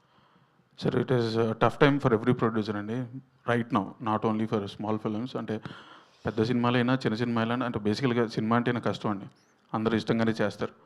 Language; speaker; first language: Telugu; native; Telugu